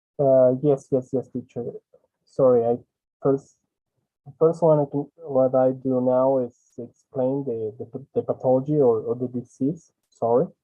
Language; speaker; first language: English; non-native, learner; Spanish